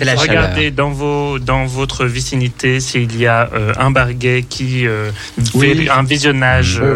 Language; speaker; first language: French; native; French